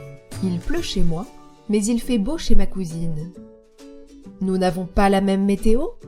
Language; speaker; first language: French; native; French